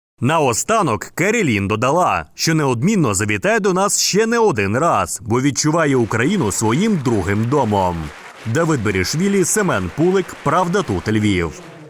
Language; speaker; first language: Ukrainian; native; Ukrainian